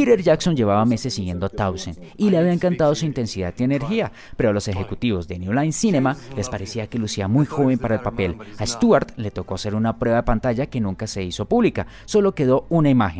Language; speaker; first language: Spanish; native; Spanish